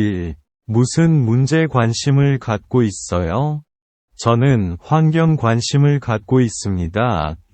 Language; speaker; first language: Korean; non-native, learner; Vietnamese